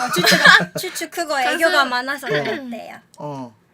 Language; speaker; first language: Korean; non-native, learner; Japanese